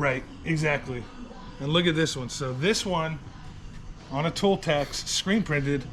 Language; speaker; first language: English; native; English